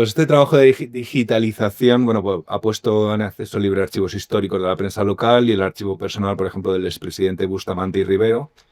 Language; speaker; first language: Spanish; native; Spanish